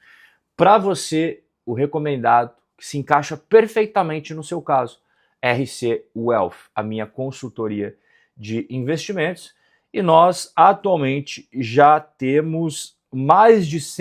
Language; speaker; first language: Portuguese; native; Portuguese